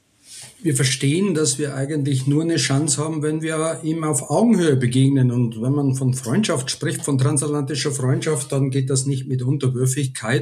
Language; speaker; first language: German; native; German